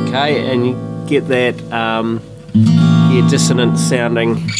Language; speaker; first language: English; native; English